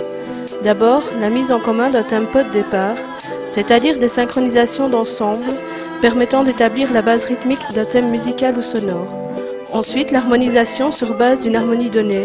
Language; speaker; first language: French; native; French